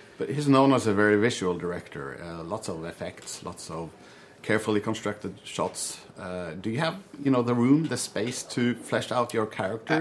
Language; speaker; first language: English; non-native, fluent; Norwegian